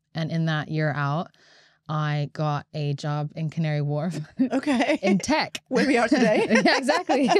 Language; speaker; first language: English; non-native, fluent; Latvian